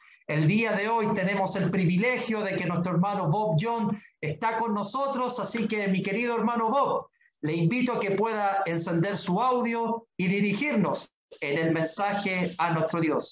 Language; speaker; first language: Spanish; native; Spanish